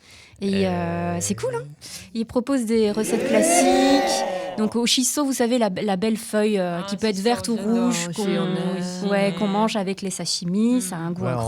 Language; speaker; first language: French; native; French